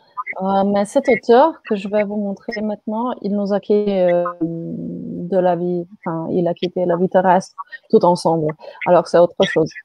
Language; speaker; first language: French; non-native, fluent; Slovenian